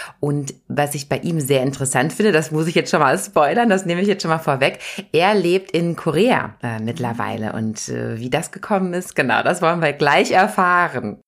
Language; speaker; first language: German; native; German